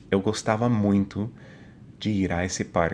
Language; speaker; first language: Portuguese; non-native, fluent; English